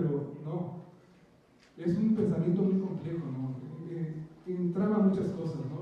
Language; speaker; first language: Spanish; native; Spanish